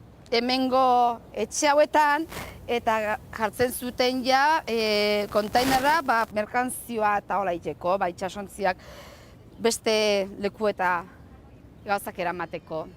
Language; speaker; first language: Basque; non-native, local second language; Spanish